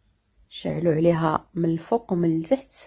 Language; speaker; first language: Arabic; native; Arabic